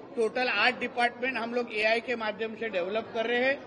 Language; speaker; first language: Hindi; non-native, local second language; Marathi